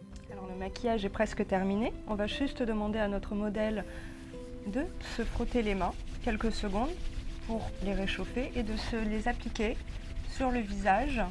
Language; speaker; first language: French; native; French